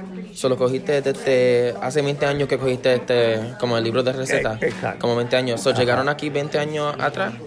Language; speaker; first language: Spanish; early bilingual, heritage; Spanish